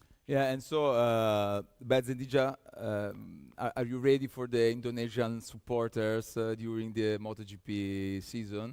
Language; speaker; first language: English; non-native, fluent; Italian